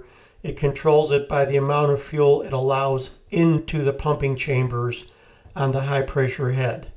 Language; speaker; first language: English; native; English